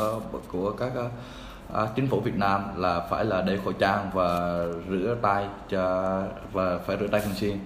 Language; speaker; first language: Vietnamese; native; Vietnamese